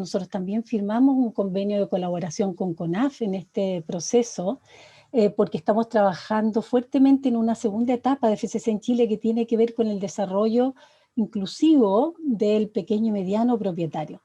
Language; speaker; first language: Spanish; native; Spanish